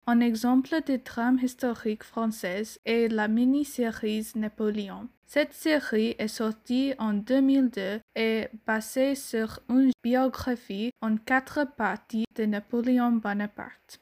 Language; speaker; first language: French; non-native, learner; English